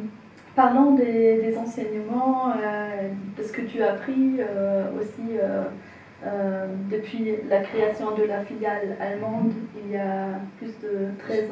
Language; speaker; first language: French; non-native, fluent; German